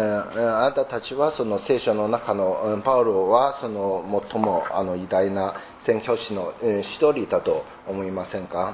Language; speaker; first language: Japanese; non-native, fluent; Chinese